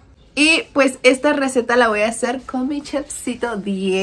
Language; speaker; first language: Spanish; native; Spanish